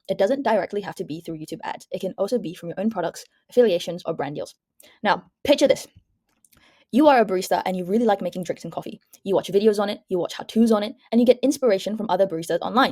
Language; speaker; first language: English; native; English